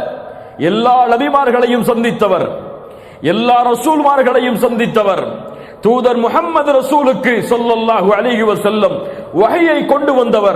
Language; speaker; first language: Tamil; native; Tamil